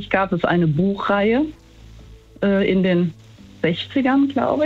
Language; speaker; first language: German; native; German